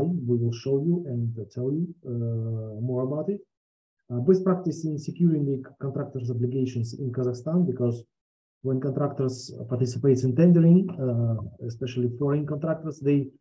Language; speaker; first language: English; non-native, fluent; Russian